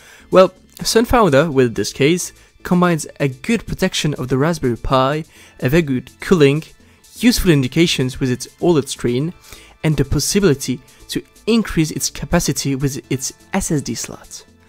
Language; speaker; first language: English; non-native, fluent; French